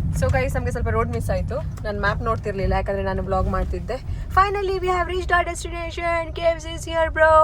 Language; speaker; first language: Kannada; non-native, local second language; Konkani